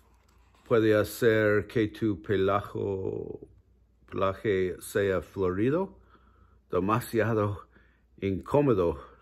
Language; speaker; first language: Spanish; non-native, learner; English